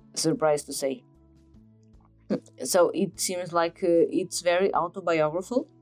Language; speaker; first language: English; non-native, fluent; Portuguese